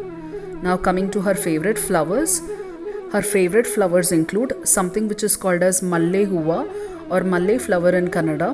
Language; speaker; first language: English; non-native, local second language; Kannada